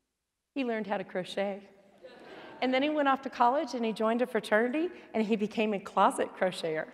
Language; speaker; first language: English; native; English